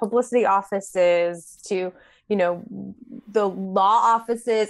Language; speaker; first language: English; native; English